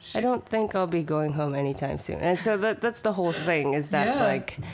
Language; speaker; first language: English; early bilingual, other home language; Chinese